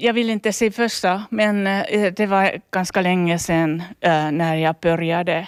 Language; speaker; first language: Swedish; non-native, local second language; Finnish